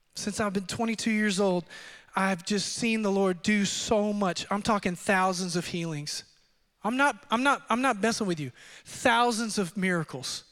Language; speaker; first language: English; native; English